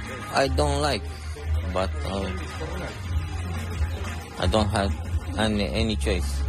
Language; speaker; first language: English; non-native, learner; Romanian